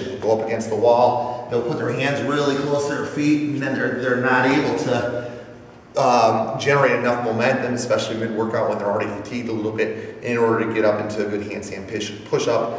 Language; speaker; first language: English; native; English